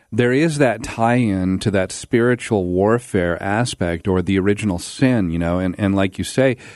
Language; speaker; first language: English; native; English